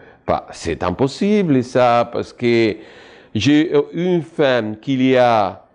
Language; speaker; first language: French; non-native, fluent; Spanish